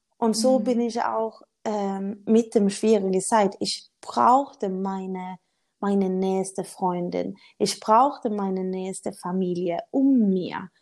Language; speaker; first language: German; non-native, learner; Swedish